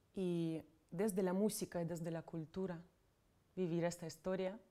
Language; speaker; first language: Spanish; non-native, fluent; Ukrainian